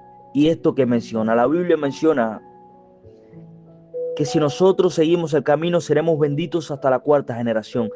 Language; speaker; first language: Spanish; native; Spanish